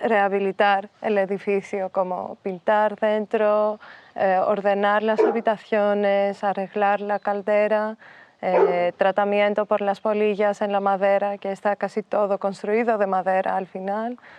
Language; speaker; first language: Spanish; non-native, fluent; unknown